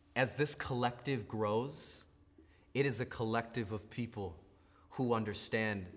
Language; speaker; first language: English; native; English